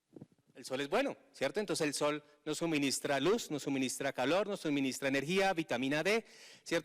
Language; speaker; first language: Spanish; native; Spanish